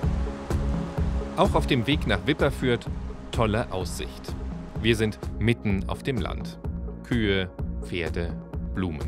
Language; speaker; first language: German; native; German